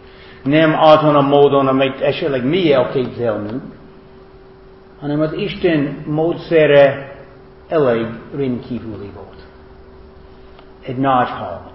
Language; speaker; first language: Hungarian; non-native, fluent; English